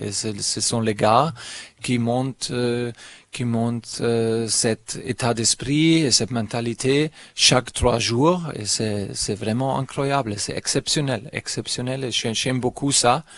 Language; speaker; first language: French; non-native, fluent; German